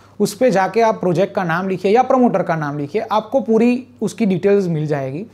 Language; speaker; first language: Hindi; non-native, local second language; Gujarati